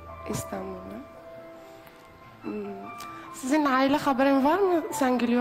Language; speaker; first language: Turkish; non-native, learner; Arabic